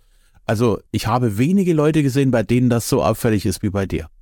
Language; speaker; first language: German; native; German